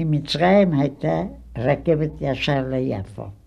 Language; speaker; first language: Hebrew; non-native, fluent; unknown